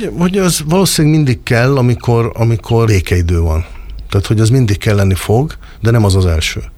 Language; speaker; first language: Hungarian; native; Hungarian